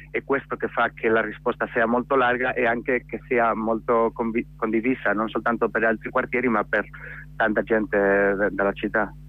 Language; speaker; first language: Italian; non-native, fluent; Catalan